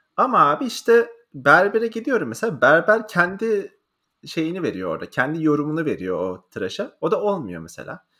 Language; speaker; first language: Turkish; native; Turkish